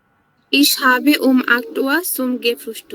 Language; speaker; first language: German; non-native, learner; Bangla